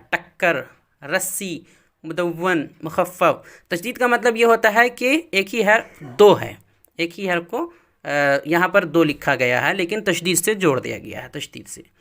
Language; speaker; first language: Urdu; native; Urdu